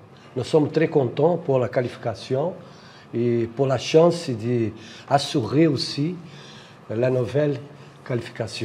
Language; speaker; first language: French; non-native, fluent; Portuguese